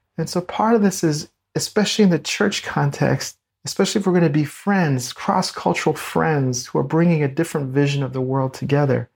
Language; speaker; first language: English; native; English